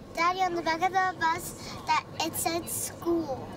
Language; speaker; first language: English; native; English